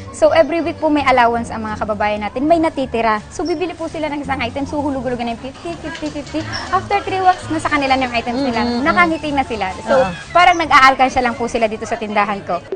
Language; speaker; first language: Filipino; native; Filipino